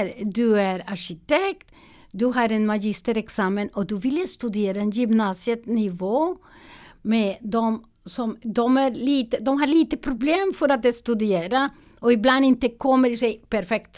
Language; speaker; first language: Swedish; non-native, learner; Spanish